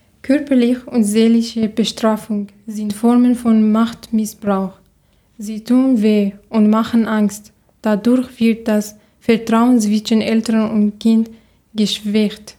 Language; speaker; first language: German; non-native, learner; Arabic